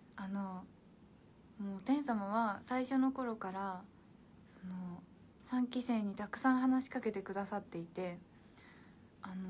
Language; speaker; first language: Japanese; native; Japanese